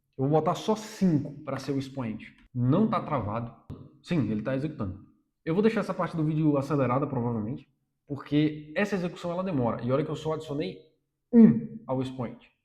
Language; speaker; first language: Portuguese; native; Portuguese